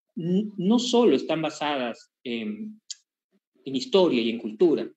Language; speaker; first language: Spanish; native; Spanish